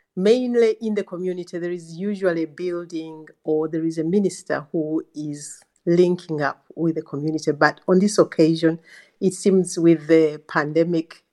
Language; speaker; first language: English; non-native, local second language; Ganda